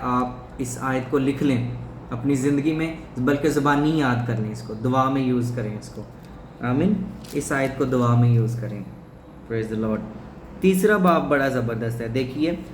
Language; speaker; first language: Urdu; non-native, local second language; Punjabi